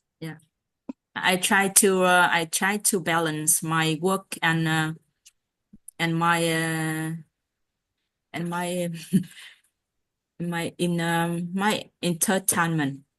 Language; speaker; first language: English; non-native, learner; Vietnamese